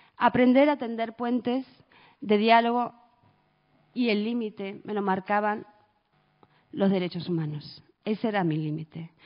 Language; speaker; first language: Spanish; early bilingual, other home language; Arabic